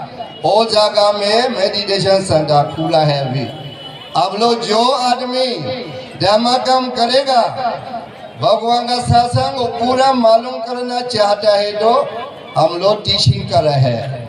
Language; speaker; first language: Hindi; non-native, learner; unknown